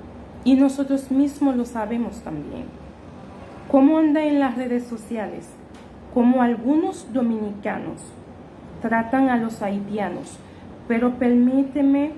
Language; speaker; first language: Spanish; non-native, fluent; Haitian Creole